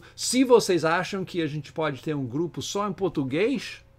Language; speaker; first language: Portuguese; non-native, fluent; English